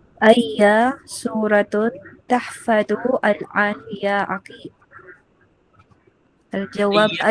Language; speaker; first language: Arabic; non-native, learner; Filipino